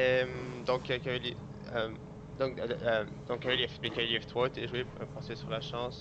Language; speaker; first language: French; native; French